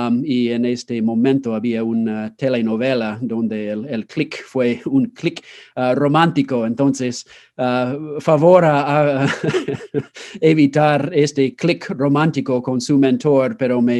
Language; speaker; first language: Spanish; non-native, fluent; English